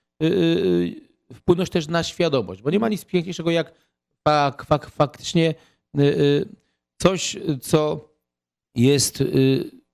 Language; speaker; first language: Polish; native; Polish